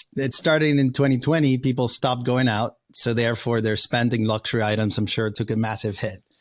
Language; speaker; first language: English; non-native, fluent; Spanish